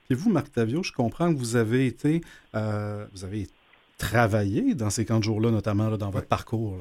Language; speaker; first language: French; native; French